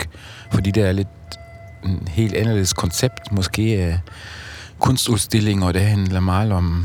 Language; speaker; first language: Danish; non-native, fluent; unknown